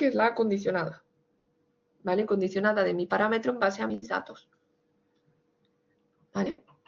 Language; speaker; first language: Spanish; native; Spanish